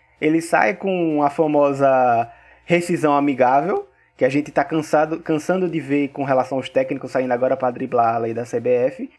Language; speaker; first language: Portuguese; native; Portuguese